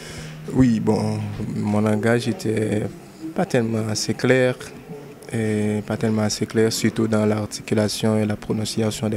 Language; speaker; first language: French; non-native, local second language; Haitian Creole